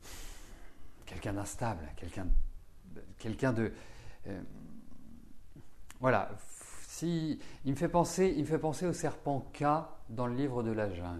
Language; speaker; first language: French; native; French